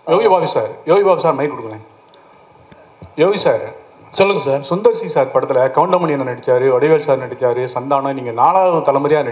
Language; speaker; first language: Tamil; native; Tamil